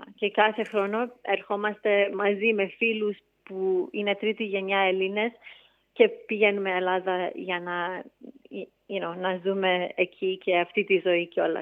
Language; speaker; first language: Greek; early bilingual, heritage; English